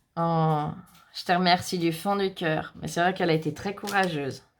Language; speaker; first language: French; native; French